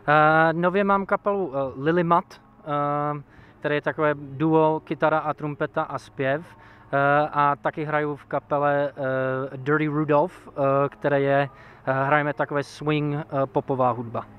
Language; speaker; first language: Czech; non-native, fluent; English